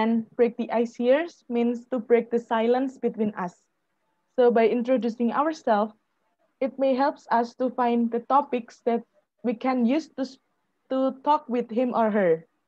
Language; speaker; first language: English; non-native, fluent; Indonesian